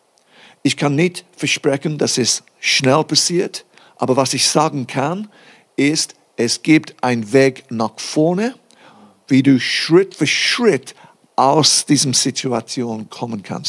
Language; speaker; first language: German; non-native, fluent; English